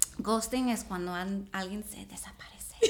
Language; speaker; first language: Spanish; early bilingual, heritage; Spanish